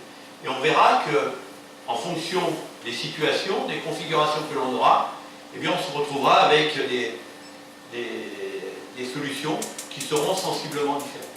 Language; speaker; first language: French; native; French